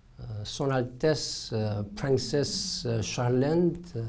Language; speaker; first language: French; non-native, learner; Korean